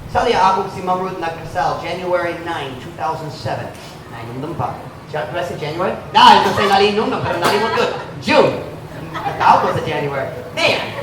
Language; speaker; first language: Cebuano; non-native, learner; English